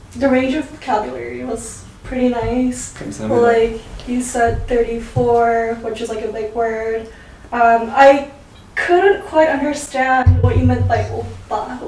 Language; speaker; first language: English; early bilingual, other home language; Korean